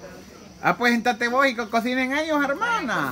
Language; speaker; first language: Spanish; native; Spanish